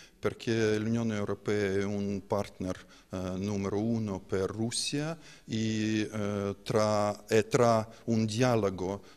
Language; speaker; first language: Italian; non-native, learner; Ukrainian